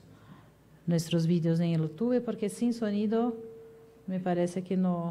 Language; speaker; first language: Spanish; non-native, fluent; Portuguese